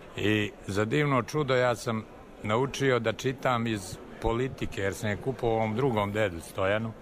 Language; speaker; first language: Serbian; native; Serbian